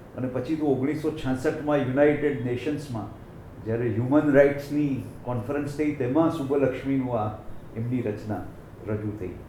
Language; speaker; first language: Gujarati; native; Gujarati